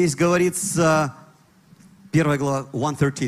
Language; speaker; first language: Russian; native; Russian